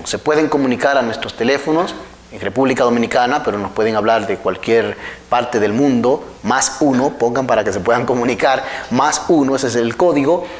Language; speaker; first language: Spanish; native; Spanish